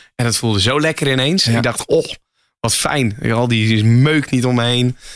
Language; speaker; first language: Dutch; native; Dutch